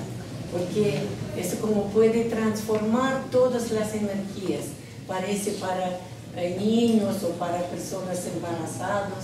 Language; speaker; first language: Spanish; non-native, learner; Russian